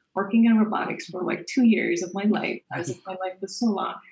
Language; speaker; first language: English; non-native, fluent; Persian